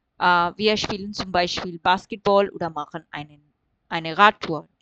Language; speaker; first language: German; non-native, fluent; Urdu